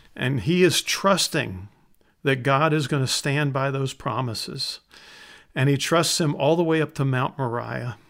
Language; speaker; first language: English; native; English